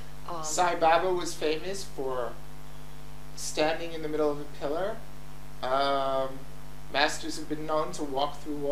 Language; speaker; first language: English; native; English